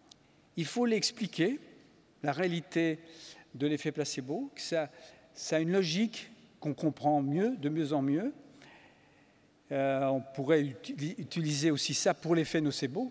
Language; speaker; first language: French; native; French